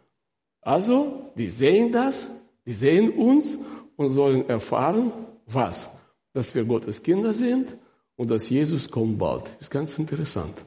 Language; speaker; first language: German; non-native, fluent; Russian